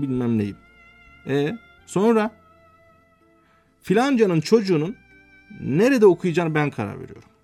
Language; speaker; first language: Turkish; native; Turkish